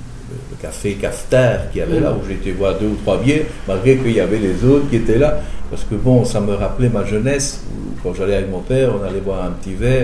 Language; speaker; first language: French; native; French